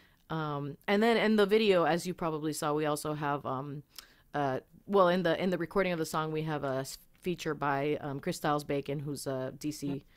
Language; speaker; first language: English; early bilingual, other home language; Spanish